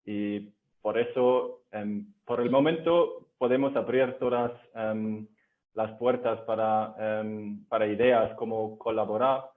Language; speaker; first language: Spanish; non-native, fluent; German